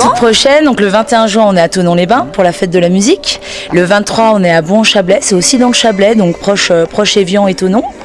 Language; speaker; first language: French; native; French